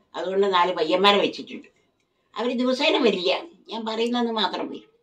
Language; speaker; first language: Malayalam; non-native, local second language; Tamil